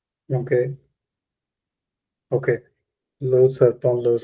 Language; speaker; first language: French; non-native, learner; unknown